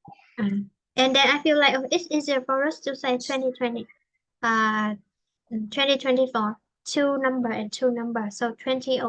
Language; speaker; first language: English; non-native, fluent; Vietnamese